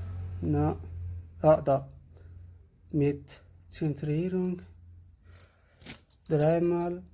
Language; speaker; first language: German; non-native, learner; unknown